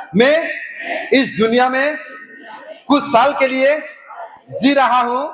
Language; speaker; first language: Hindi; non-native, local second language; Assamese